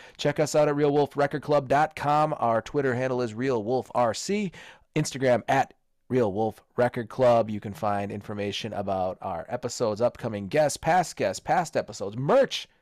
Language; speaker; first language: English; native; English